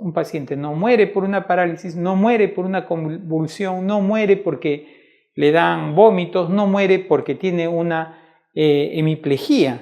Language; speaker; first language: Spanish; native; Spanish